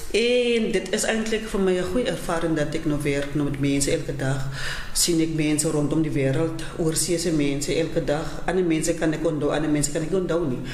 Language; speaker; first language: Afrikaans; non-native, local second language; Southern Sotho